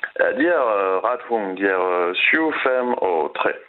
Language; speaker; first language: Danish; non-native, learner; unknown